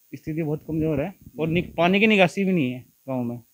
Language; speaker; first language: Hindi; native; Hindi